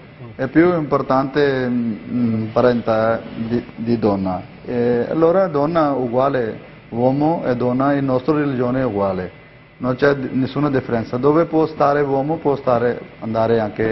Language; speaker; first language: Italian; non-native, learner; Punjabi